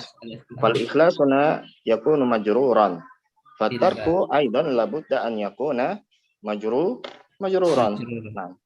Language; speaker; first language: Arabic; non-native, fluent; Indonesian